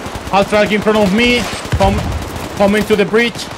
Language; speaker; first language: English; non-native, learner; Spanish